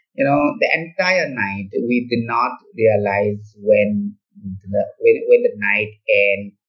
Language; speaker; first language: English; non-native, local second language; Manipuri